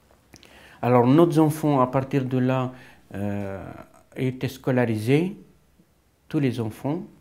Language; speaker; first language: French; non-native, fluent; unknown